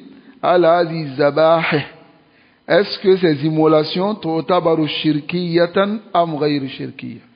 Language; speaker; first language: Arabic; non-native, fluent; French